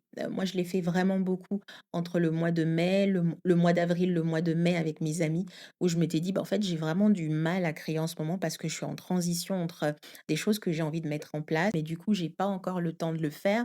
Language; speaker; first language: French; native; French